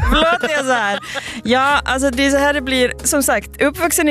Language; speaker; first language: Swedish; native; Swedish